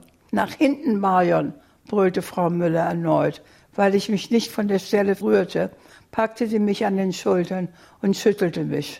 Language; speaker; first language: German; native; German